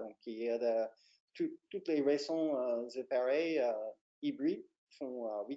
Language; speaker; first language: French; non-native, fluent; English